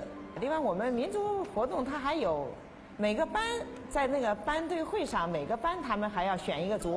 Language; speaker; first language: Chinese; native; Chinese